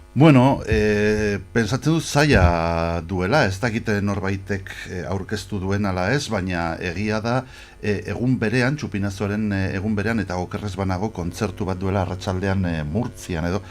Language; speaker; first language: Basque; non-native, local second language; Spanish